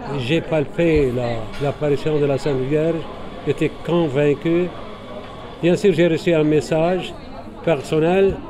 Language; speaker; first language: French; non-native, local second language; Arabic